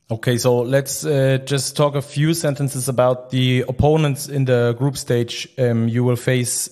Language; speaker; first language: English; non-native, fluent; German